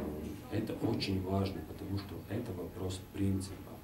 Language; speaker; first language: Russian; non-native, local second language; Latvian